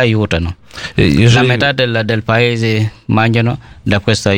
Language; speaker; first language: Italian; non-native, learner; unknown